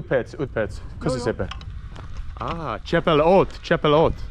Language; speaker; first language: Hungarian; non-native, learner; English